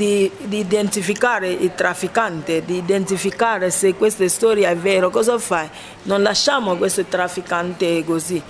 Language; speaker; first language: Italian; non-native, fluent; Ibibio